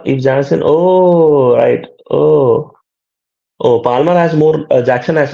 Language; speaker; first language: English; non-native, local second language; Malayalam